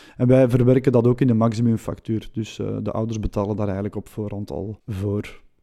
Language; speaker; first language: Dutch; native; Dutch